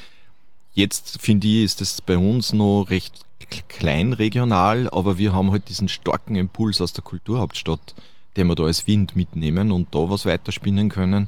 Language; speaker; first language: German; native; German